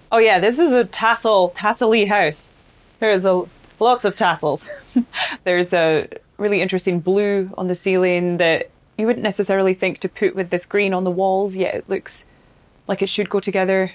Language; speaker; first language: English; native; English